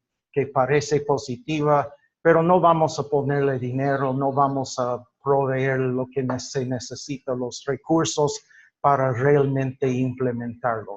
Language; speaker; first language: Spanish; non-native, fluent; English